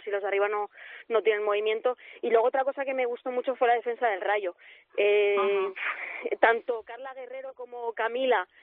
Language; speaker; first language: Spanish; native; Spanish